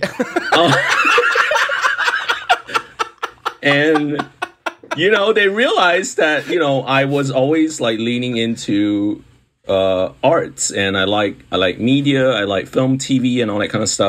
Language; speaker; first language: English; non-native, local second language; Cantonese